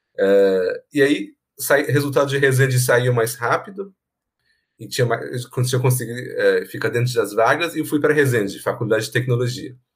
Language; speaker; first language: Portuguese; non-native, fluent; Persian